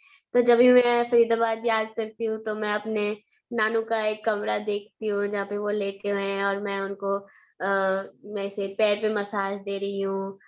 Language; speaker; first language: Hindi; early bilingual, heritage; Hindi